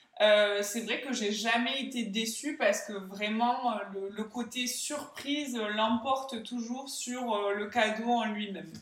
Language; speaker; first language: French; native; French